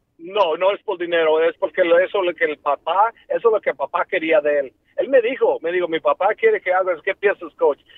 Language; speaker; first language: Spanish; early bilingual, heritage; Spanish